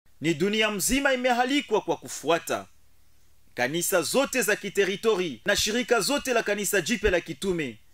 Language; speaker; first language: Swahili; native; Swahili